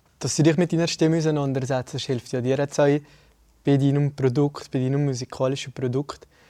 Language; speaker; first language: German; native; German